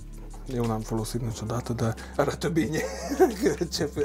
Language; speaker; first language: Romanian; non-native, local second language; Hungarian